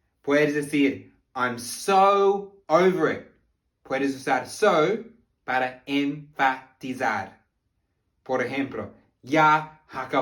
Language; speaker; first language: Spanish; non-native, learner; English